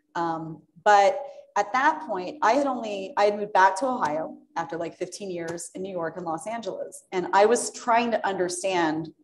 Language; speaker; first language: English; native; English